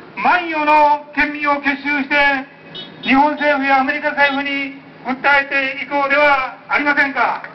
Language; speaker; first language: Japanese; native; Japanese